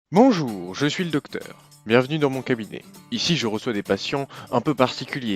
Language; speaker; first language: French; native; French